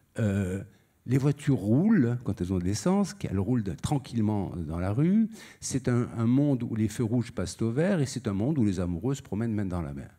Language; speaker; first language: French; native; French